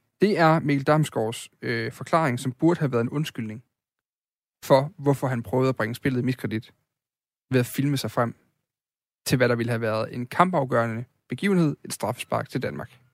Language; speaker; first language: Danish; native; Danish